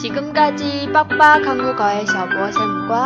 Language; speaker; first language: Korean; non-native, fluent; Chinese